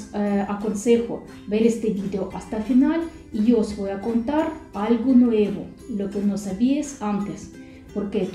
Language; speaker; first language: Spanish; non-native, fluent; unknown